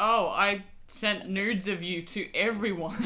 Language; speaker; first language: English; native; English